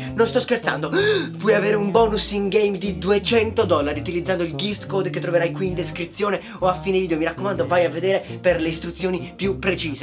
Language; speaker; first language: Italian; native; Italian